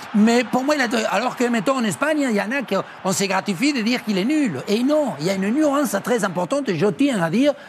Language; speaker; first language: French; non-native, fluent; Spanish